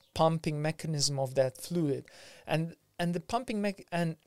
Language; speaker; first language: English; non-native, fluent; Lithuanian